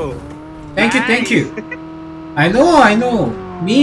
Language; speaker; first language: English; non-native, learner; Korean